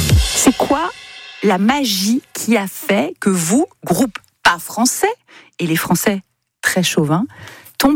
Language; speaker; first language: French; native; French